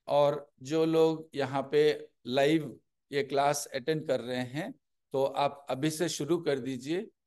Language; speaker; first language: Hindi; non-native, local second language; Telugu